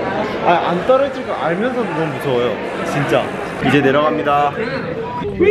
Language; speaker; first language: Korean; early bilingual, heritage; Korean